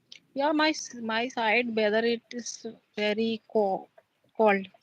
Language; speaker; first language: English; non-native, learner; Hindi